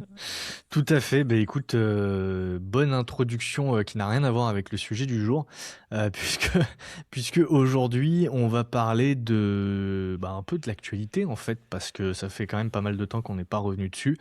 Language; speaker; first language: French; native; French